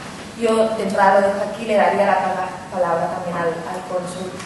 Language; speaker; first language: Spanish; native; Spanish